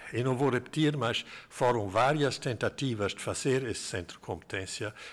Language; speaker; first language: Portuguese; non-native, fluent; German